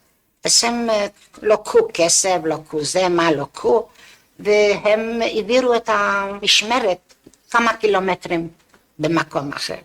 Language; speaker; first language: Hebrew; non-native, fluent; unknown